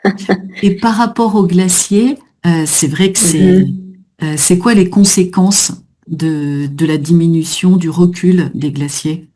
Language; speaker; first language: French; native; French